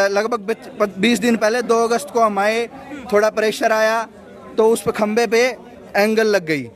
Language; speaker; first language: Hindi; native; Hindi